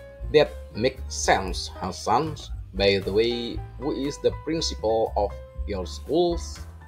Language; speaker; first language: English; non-native, fluent; Indonesian